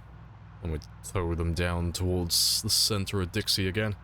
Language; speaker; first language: English; native; English